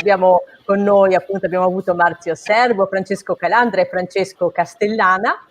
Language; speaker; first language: Italian; native; Italian